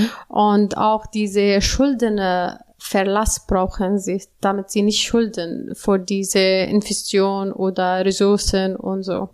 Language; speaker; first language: German; non-native, learner; Arabic